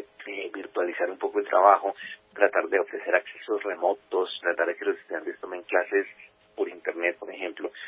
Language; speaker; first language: Spanish; native; Spanish